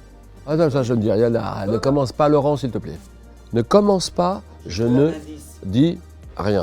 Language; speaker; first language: French; native; French